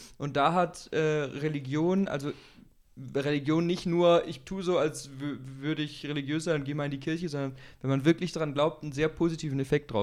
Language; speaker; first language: German; native; German